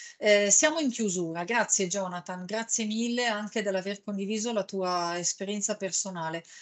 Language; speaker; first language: Italian; native; Italian